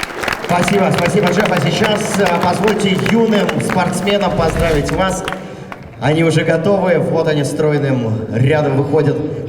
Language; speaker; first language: Russian; native; Russian